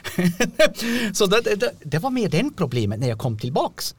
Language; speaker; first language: Swedish; non-native, fluent; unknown